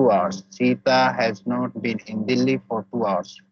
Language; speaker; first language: English; non-native, learner; Hindi